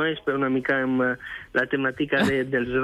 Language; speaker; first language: Catalan; non-native, fluent; French